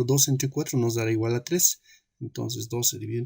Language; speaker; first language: Spanish; native; Spanish